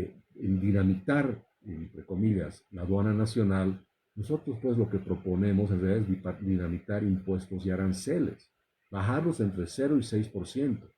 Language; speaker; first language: Spanish; native; Spanish